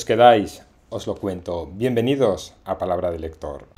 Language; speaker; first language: Spanish; native; Spanish